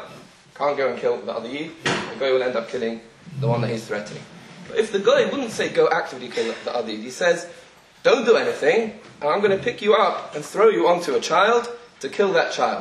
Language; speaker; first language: English; native; English